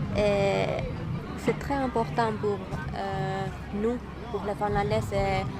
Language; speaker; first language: French; non-native, learner; Finnish